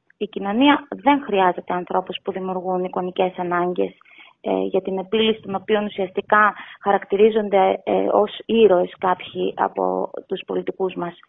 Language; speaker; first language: Greek; native; Greek